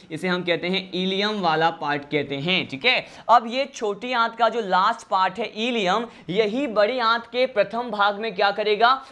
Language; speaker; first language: Hindi; native; Hindi